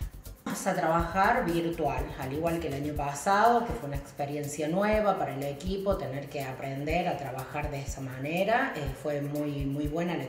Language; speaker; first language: Spanish; native; Spanish